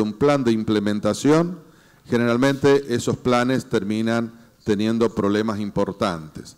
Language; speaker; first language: Spanish; native; Spanish